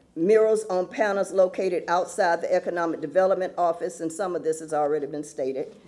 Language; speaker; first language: English; native; English